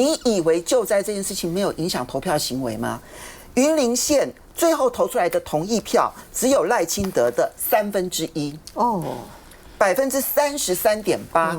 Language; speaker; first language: Chinese; native; Chinese